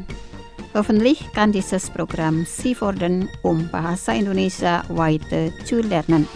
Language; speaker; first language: German; non-native, fluent; Indonesian